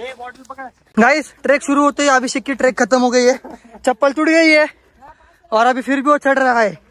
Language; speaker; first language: Hindi; non-native, local second language; Marathi